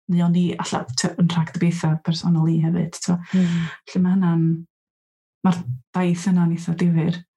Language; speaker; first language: Welsh; native; Welsh